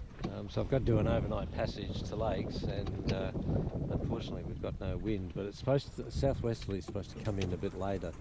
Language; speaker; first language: English; native; English